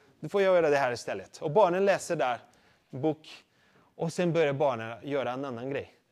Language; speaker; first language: Swedish; non-native, fluent; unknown